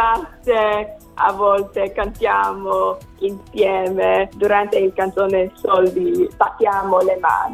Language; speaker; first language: Italian; non-native, learner; English